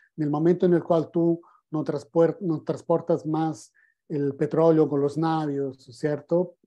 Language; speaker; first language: Spanish; non-native, fluent; Italian